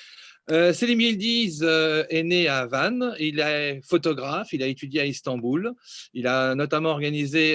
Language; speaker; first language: French; native; French